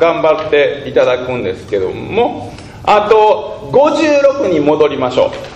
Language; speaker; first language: Japanese; native; Japanese